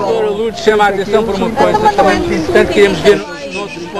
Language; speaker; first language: Portuguese; native; Portuguese